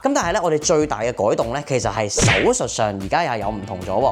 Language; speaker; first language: Cantonese; native; Cantonese